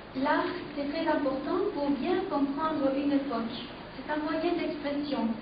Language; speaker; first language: French; non-native, fluent; Catalan